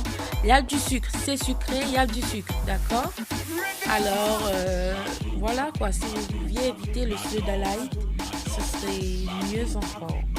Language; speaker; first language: French; native; French